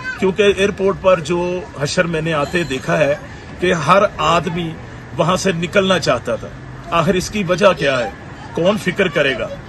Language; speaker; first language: Urdu; native; Urdu